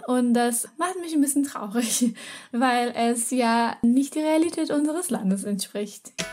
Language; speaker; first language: German; non-native, fluent; Portuguese